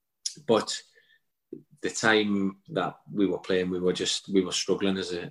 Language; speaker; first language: English; native; English